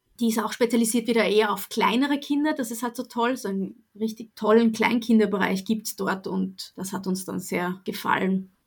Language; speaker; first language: German; native; German